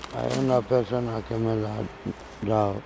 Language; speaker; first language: Spanish; non-native, learner; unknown